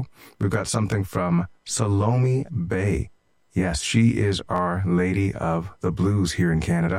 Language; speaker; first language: English; native; English